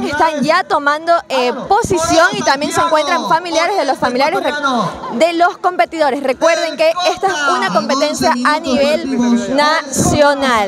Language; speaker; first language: Spanish; native; Spanish